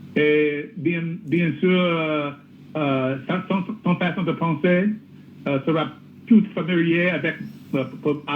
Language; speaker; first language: French; non-native, learner; English